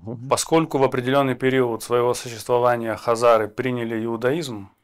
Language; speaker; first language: Russian; native; Russian